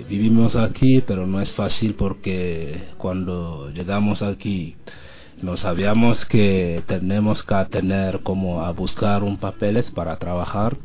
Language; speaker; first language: Spanish; non-native, learner; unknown